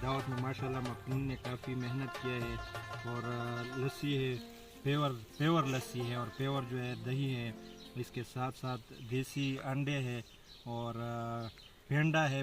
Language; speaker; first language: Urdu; non-native, local second language; Pashto